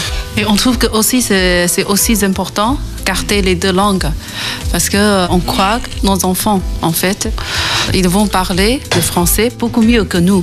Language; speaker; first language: French; non-native, learner; Chinese